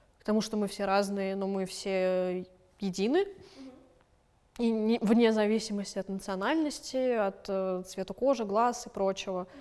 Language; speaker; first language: Russian; native; Russian